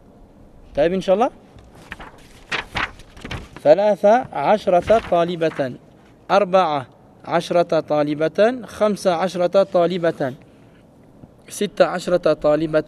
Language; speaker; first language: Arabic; non-native, fluent; French